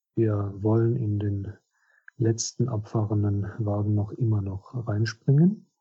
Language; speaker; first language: German; non-native, fluent; Russian